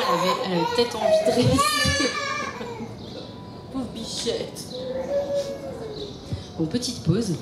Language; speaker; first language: French; native; French